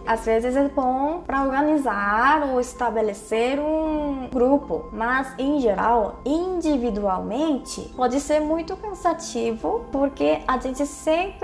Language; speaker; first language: Portuguese; non-native, fluent; Korean